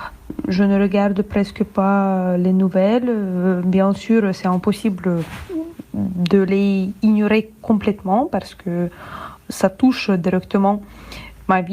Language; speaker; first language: French; non-native, fluent; Russian